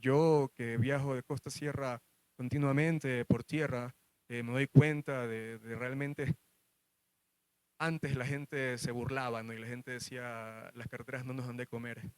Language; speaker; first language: Spanish; native; Spanish